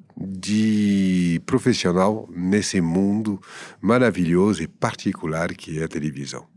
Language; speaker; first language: Portuguese; non-native, fluent; French